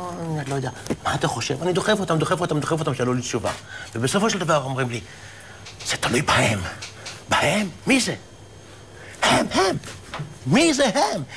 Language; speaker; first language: Hebrew; native; Hebrew